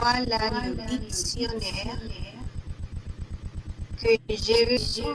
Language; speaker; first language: French; non-native, fluent; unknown